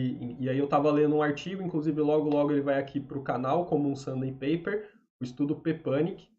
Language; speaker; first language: Portuguese; native; Portuguese